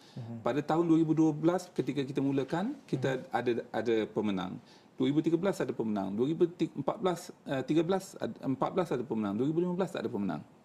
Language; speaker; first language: Malay; native; Malay